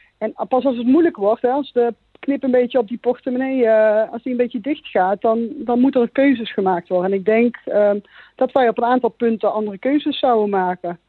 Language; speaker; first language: Dutch; native; Dutch